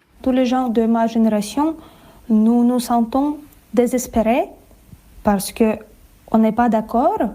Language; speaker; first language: French; non-native, fluent; Russian